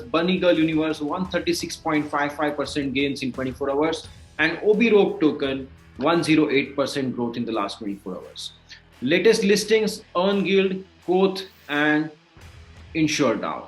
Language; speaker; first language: English; non-native, local second language; Marathi